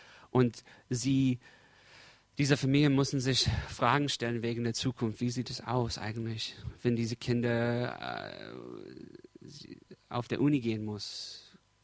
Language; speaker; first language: German; non-native, fluent; English